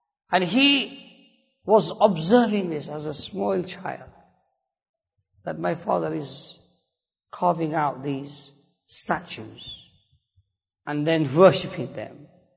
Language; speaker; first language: English; early bilingual, other home language; Urdu